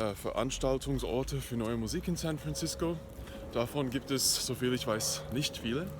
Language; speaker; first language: German; native; German